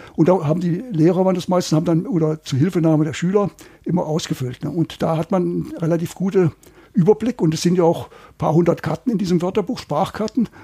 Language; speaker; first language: German; native; German